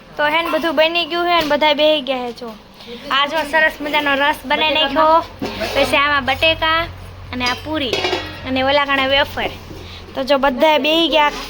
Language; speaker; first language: Gujarati; native; Gujarati